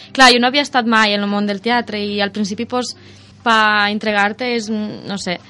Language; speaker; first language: Catalan; early bilingual, other home language; Romanian